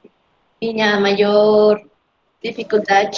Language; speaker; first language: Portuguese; non-native, learner; Spanish